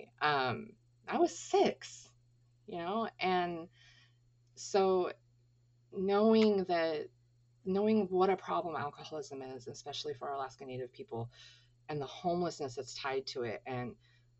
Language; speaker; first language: English; native; English